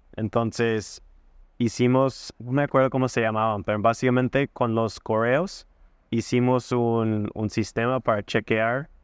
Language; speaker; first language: Spanish; non-native, fluent; English